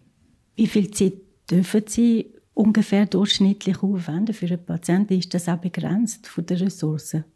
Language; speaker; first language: German; native; German